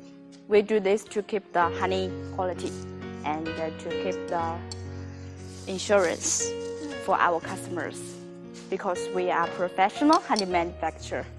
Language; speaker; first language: English; non-native, learner; Chinese